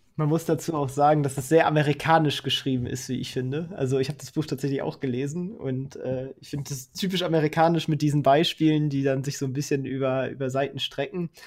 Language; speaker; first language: German; native; German